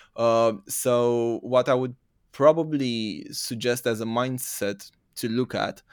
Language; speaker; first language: English; non-native, fluent; Romanian